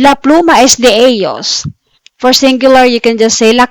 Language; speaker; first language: Spanish; non-native, fluent; Filipino